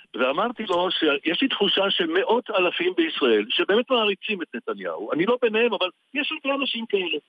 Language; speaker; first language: Hebrew; early bilingual, other home language; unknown